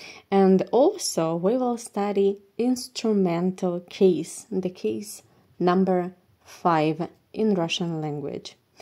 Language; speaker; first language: English; non-native, fluent; Russian